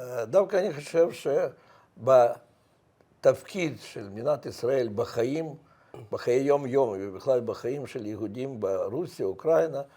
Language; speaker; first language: Hebrew; non-native, fluent; Russian